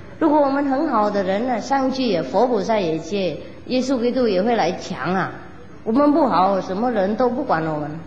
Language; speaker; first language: Chinese; non-native, fluent; Vietnamese